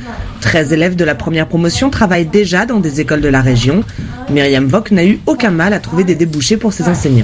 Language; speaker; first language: French; native; French